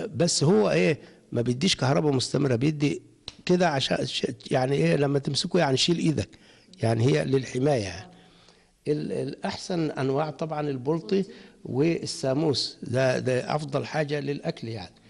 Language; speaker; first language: Egyptian Arabic; non-native, local second language; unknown